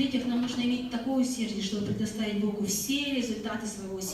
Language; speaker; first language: Russian; native; Russian